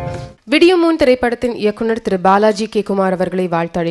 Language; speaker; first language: Tamil; native; Tamil